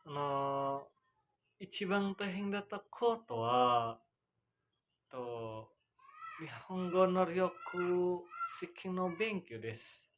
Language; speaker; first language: Japanese; non-native, learner; Indonesian